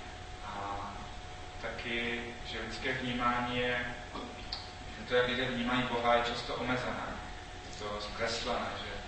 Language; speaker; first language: Czech; non-native, fluent; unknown